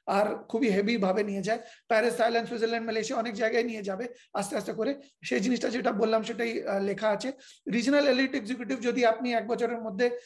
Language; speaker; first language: Bangla; non-native, fluent; Hindi